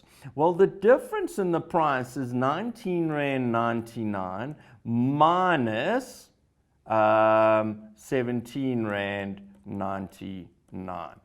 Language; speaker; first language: English; native; English